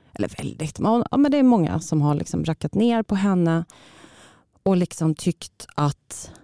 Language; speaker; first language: Swedish; early bilingual, other home language; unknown